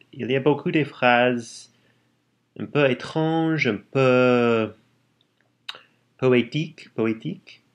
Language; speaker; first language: French; non-native, learner; English